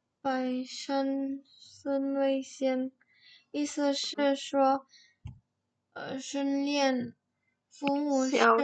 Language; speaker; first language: Chinese; non-native, learner; Indonesian